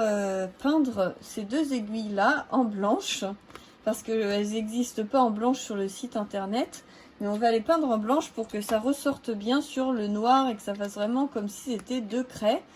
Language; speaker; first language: French; native; French